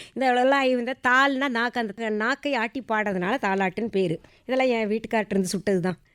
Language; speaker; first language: Tamil; non-native, local second language; Hindi